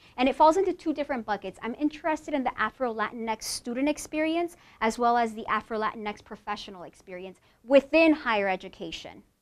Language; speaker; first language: English; native; English